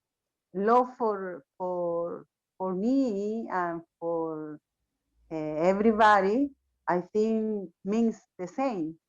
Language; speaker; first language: English; non-native, learner; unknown